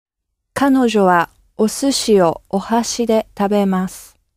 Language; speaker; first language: Japanese; non-native, learner; English